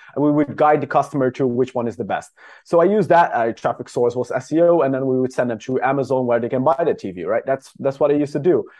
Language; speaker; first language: English; non-native, fluent; Dutch